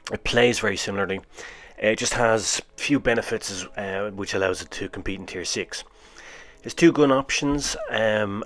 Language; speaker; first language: English; native; English